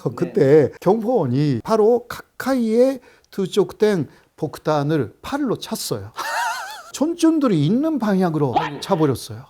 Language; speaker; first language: Korean; non-native, fluent; Japanese